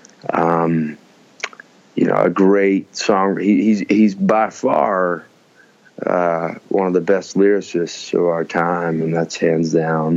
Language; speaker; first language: English; native; English